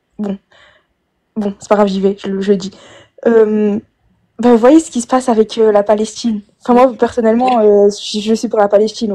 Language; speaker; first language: French; native; French